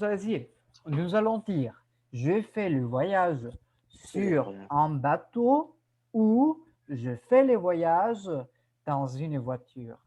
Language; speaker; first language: French; non-native, fluent; Spanish